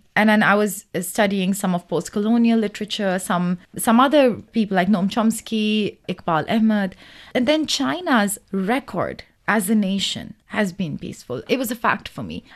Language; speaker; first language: English; non-native, local second language; Urdu